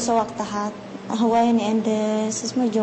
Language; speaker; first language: Arabic; non-native, learner; Indonesian